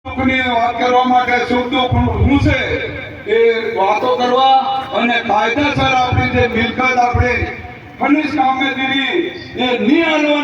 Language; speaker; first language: Gujarati; non-native, local second language; Rathawi